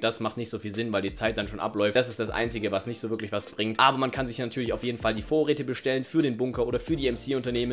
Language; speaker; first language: German; native; German